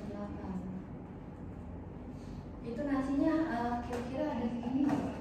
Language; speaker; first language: Indonesian; native; Indonesian